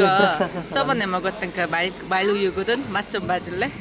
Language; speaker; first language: Korean; non-native, fluent; Kazakh